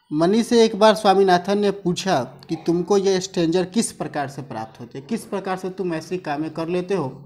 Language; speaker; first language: Hindi; native; Hindi